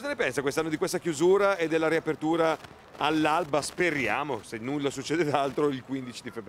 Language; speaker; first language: Italian; native; Italian